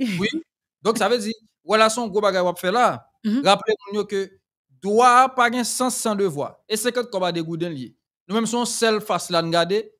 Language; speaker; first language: French; non-native, local second language; Haitian Creole